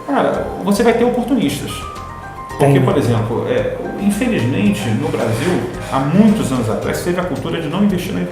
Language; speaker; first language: Portuguese; native; Portuguese